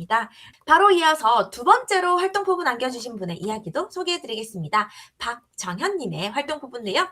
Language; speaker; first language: Korean; native; Korean